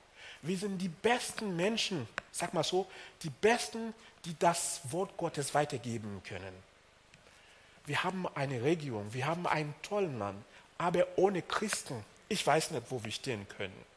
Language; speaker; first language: German; non-native, fluent; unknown